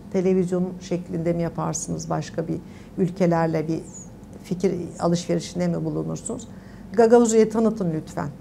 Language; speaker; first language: Turkish; native; Turkish